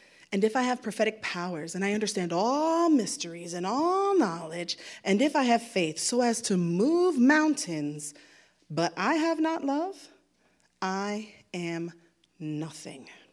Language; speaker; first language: English; native; English